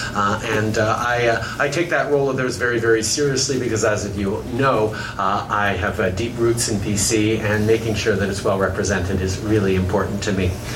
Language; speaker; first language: English; native; English